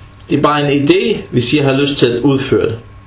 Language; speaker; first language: Danish; early bilingual, other home language; Arabic